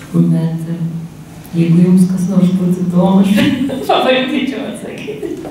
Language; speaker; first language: Lithuanian; native; Lithuanian